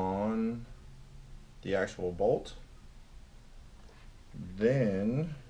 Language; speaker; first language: English; native; English